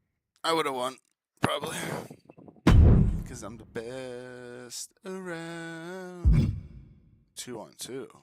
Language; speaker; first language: English; native; English